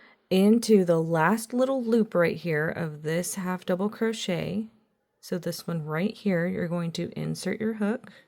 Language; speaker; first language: English; native; English